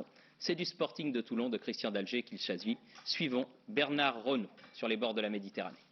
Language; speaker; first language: French; native; French